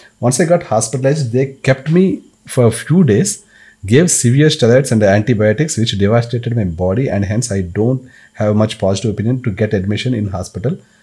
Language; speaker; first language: English; non-native, local second language; Telugu